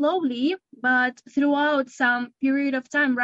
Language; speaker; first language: English; non-native, fluent; Russian